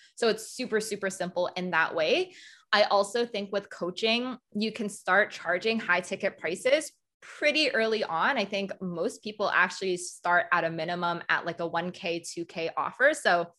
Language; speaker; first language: English; native; English